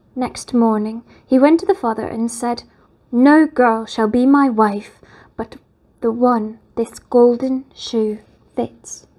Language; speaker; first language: English; native; English